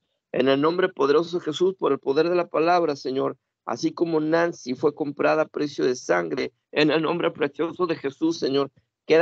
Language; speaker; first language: Spanish; native; Spanish